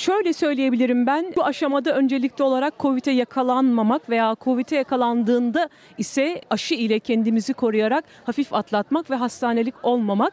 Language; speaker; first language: Turkish; native; Turkish